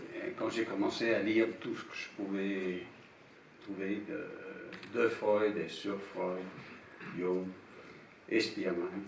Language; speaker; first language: French; non-native, fluent; English